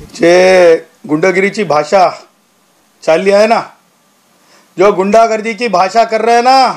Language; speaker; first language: Hindi; non-native, local second language; Marathi